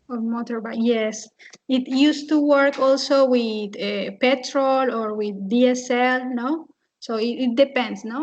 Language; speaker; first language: English; non-native, fluent; Spanish